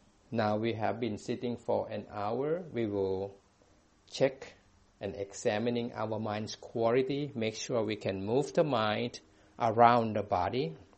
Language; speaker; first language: English; non-native, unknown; Thai